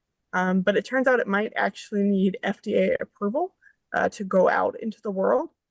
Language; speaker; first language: English; native; English